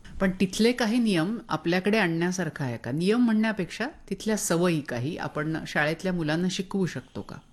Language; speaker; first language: Marathi; native; Marathi